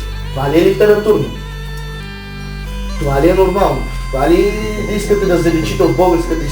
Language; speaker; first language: Bulgarian; native; Bulgarian